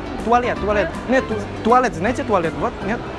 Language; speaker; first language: Russian; non-native, learner; Indonesian